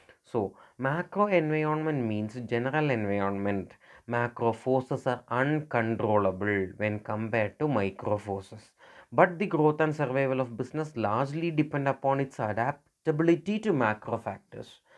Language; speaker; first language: English; non-native, local second language; Malayalam